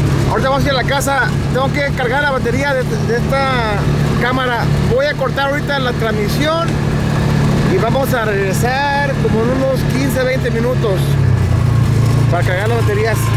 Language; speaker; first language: Spanish; native; Spanish